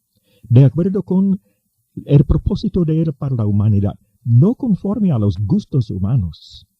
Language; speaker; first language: Spanish; native; Spanish